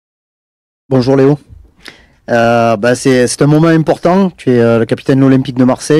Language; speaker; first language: French; native; French